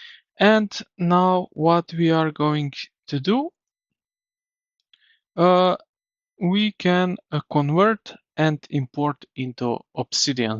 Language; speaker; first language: English; non-native, fluent; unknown